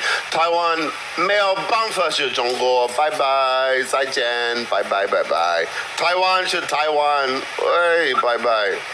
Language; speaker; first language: Chinese; non-native, learner; English